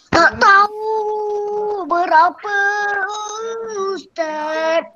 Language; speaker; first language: Malay; native; Malay